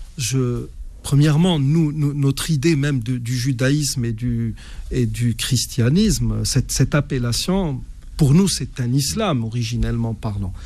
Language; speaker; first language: French; non-native, local second language; Arabic